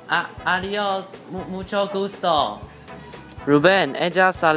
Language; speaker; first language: Spanish; non-native, learner; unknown